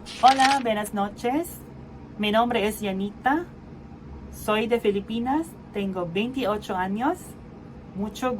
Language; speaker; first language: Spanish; non-native, fluent; Filipino